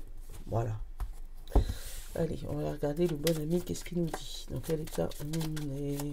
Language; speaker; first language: French; native; French